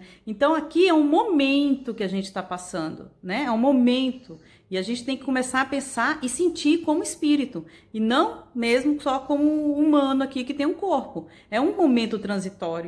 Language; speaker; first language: Portuguese; native; Portuguese